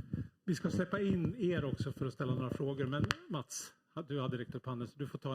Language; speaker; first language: Swedish; native; Swedish